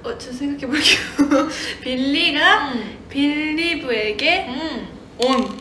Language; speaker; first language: Korean; non-native, fluent; Japanese